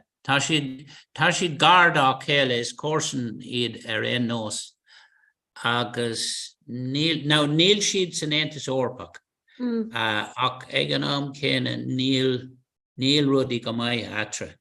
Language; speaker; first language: Irish; non-native, local second language; English